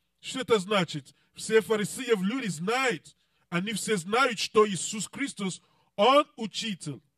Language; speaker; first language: Russian; non-native, learner; English